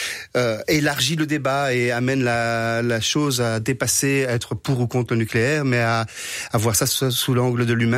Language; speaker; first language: French; native; French